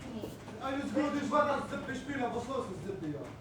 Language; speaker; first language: German; non-native, learner; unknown